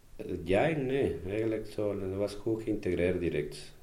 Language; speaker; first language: Dutch; non-native, learner; Spanish